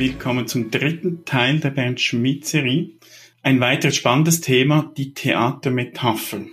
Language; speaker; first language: German; native; German